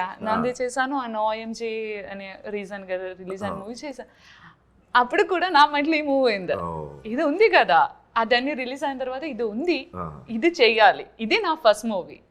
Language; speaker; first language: Telugu; non-native, learner; Malayalam